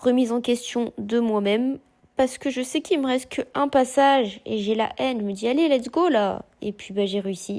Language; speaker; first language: French; native; French